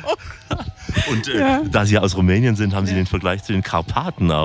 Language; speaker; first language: German; native; German